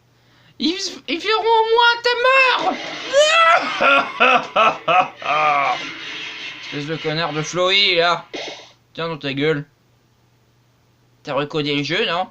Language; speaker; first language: French; native; French